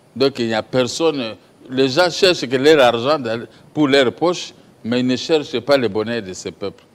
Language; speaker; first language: French; non-native, local second language; Lingala